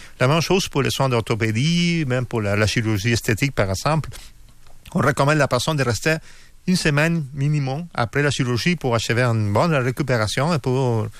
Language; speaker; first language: French; non-native, learner; Spanish